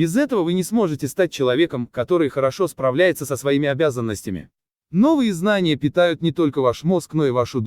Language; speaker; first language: Russian; native; Russian